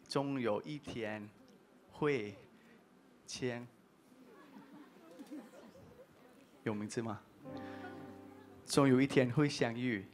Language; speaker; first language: Chinese; non-native, learner; Thai